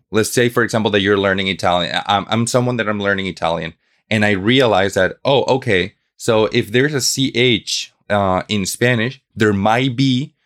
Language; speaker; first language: English; non-native, fluent; Spanish